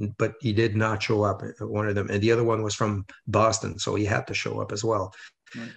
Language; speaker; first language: English; non-native, fluent; French